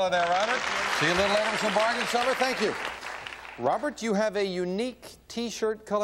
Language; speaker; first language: English; native; English